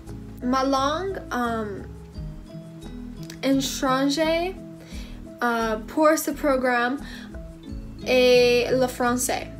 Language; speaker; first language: French; non-native, learner; English